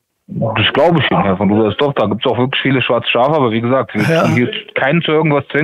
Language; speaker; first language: German; native; German